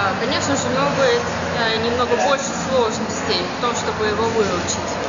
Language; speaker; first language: Russian; native; Russian